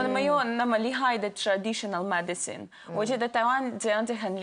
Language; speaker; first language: Chinese; non-native, fluent; Ukrainian